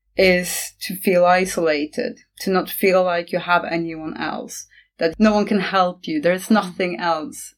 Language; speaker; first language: English; non-native, fluent; Norwegian